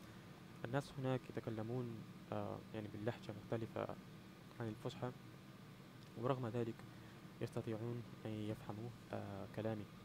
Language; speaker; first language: Arabic; non-native, fluent; English